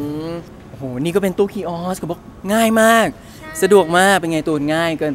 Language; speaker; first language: Thai; native; Thai